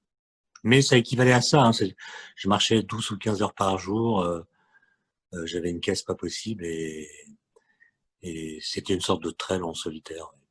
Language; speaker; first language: French; native; French